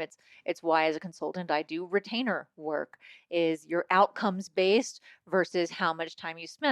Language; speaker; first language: English; native; English